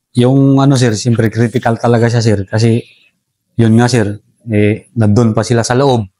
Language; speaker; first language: Filipino; non-native, local second language; Cebuano